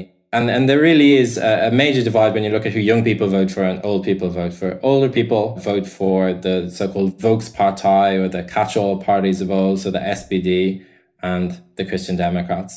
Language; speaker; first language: English; native; English